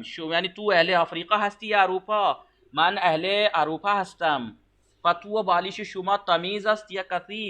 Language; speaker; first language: Persian; non-native, fluent; Urdu